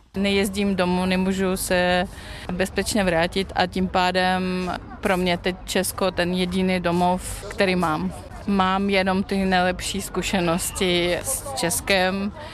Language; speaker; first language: Czech; non-native, fluent; Russian